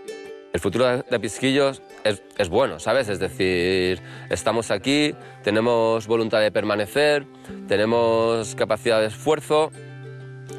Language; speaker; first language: Spanish; native; Spanish